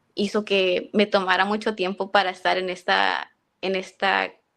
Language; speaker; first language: Spanish; early bilingual, heritage; Spanish